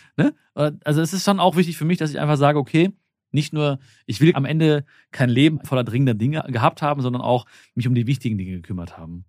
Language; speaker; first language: German; early bilingual, other home language; Malayalam